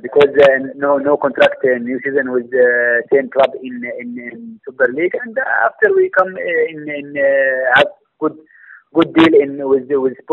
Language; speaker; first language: English; non-native, learner; Arabic